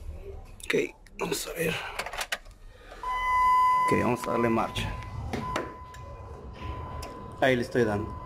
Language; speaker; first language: Spanish; native; Spanish